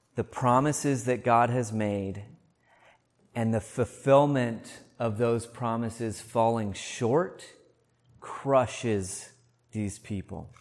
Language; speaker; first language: English; native; English